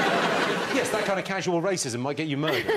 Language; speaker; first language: English; native; English